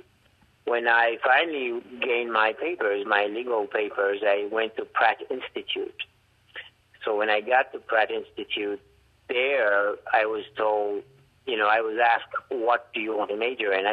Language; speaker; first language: English; non-native, fluent; Haitian Creole